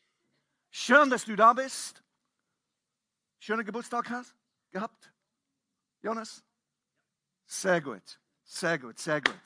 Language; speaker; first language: German; non-native, fluent; English